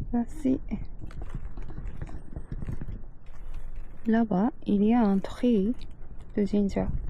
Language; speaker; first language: French; non-native, learner; Japanese